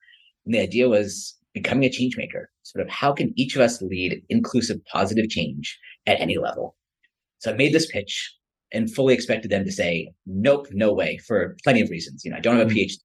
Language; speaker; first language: English; native; English